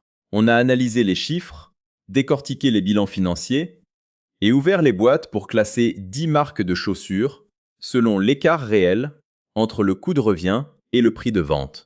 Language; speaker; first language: French; native; French